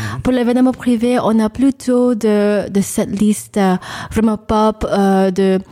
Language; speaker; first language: French; non-native, learner; English